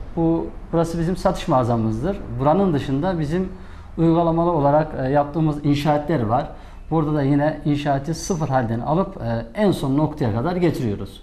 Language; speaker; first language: Turkish; native; Turkish